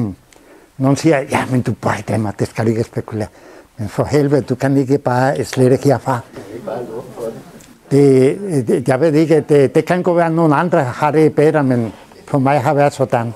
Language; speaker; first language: Danish; non-native, fluent; Spanish